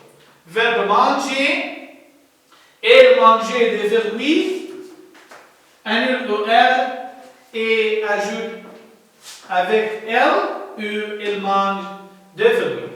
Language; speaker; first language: French; non-native, learner; Arabic